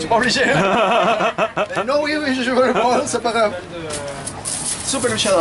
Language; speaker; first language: French; non-native, fluent; Spanish